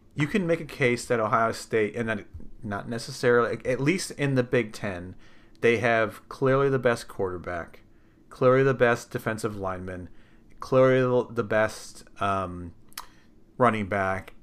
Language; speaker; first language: English; native; English